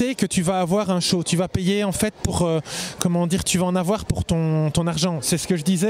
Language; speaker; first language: French; native; French